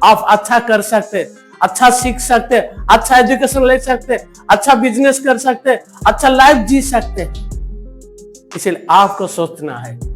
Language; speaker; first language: Hindi; non-native, local second language; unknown